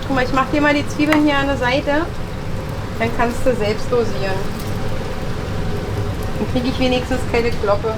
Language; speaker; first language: German; native; German